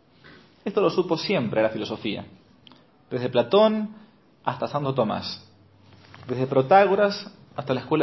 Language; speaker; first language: Spanish; native; Spanish